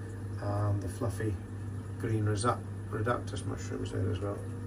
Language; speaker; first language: English; native; English